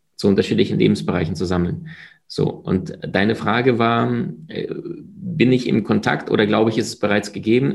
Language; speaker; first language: German; early bilingual, other home language; Russian